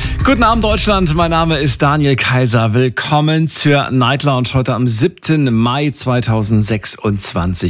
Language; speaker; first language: German; native; German